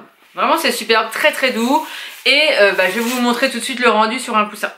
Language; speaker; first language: French; native; French